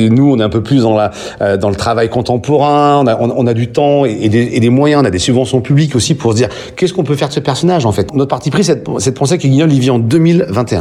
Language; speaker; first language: French; native; French